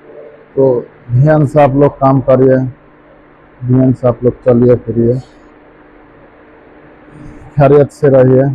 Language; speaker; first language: Hindi; non-native, fluent; Bangla